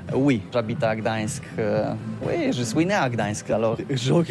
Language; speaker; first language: French; non-native, learner; Polish